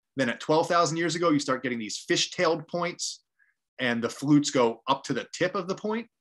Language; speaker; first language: English; native; English